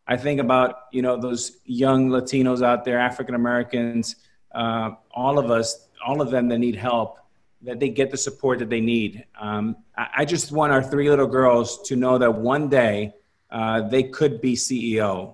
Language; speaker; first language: English; early bilingual, other home language; Spanish